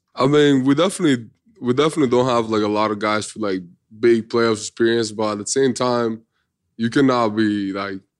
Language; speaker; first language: English; early bilingual, other home language; Spanish